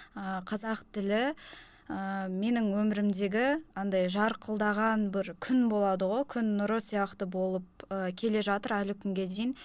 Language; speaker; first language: Kazakh; non-native, local second language; Russian